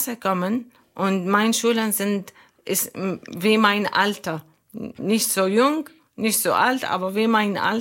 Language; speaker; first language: German; non-native, learner; Arabic